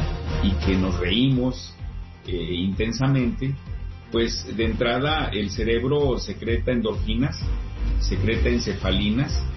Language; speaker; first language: Spanish; native; Spanish